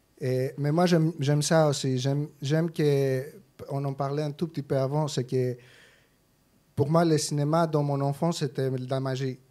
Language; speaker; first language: French; non-native, fluent; Greek